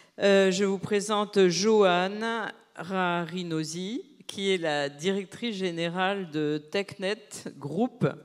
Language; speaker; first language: French; native; French